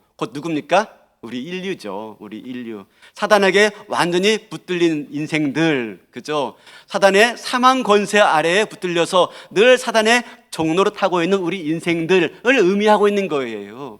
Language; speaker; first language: Korean; native; Korean